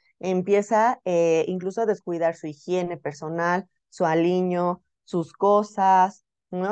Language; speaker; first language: Spanish; native; Spanish